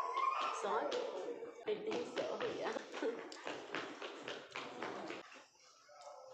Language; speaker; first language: English; non-native, learner; Lao